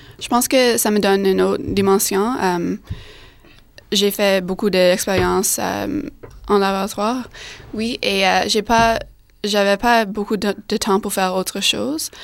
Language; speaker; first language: French; non-native, fluent; English